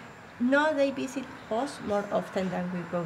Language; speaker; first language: English; non-native, learner; Spanish